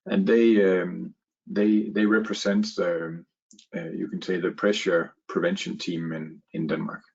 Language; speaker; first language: English; non-native, fluent; Danish